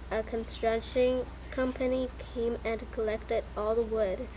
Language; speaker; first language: English; early bilingual, other home language; Spanish